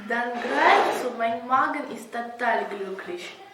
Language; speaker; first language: German; non-native, fluent; Russian